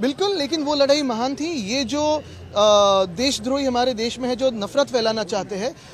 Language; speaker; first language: Hindi; non-native, local second language; Marathi